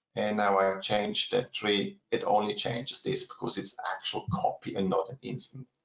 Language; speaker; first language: English; non-native, fluent; German